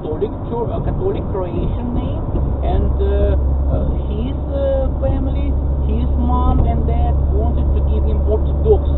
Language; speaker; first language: English; non-native, fluent; Russian